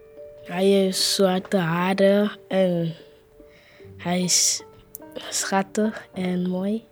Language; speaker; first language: Dutch; early bilingual, other home language; Spanish